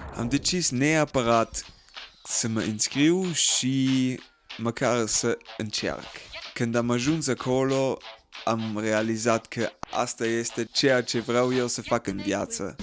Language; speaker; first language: Romanian; early bilingual, heritage; Romanian